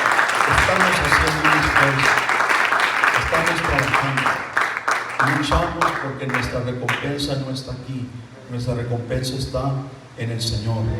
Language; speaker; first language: Spanish; native; Spanish